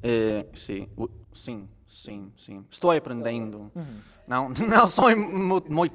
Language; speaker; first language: Portuguese; non-native, learner; Spanish